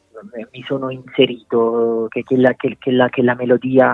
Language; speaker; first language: Italian; native; Italian